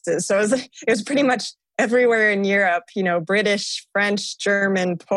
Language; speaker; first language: English; native; English